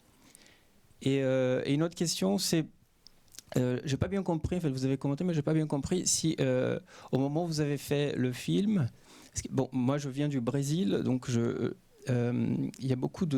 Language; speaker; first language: French; native; French